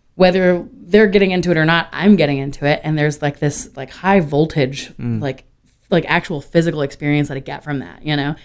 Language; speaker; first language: English; native; English